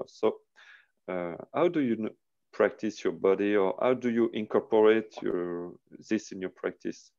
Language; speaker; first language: English; non-native, learner; French